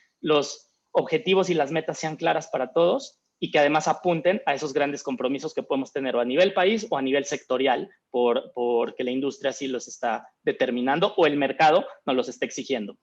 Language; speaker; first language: Spanish; native; Spanish